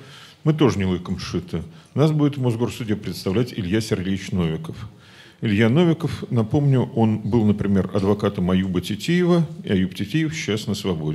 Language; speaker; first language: Russian; native; Russian